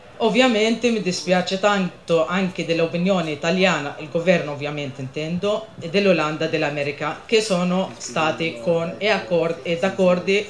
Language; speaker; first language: Italian; non-native, fluent; Arabic